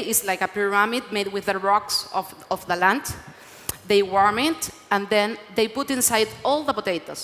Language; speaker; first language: English; non-native, learner; Spanish